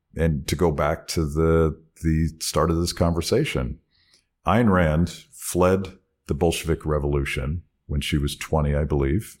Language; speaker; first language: English; native; English